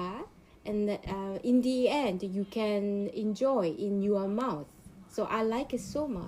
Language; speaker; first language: English; non-native, learner; Korean